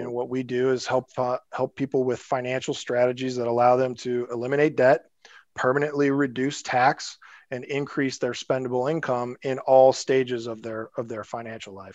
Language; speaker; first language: English; native; English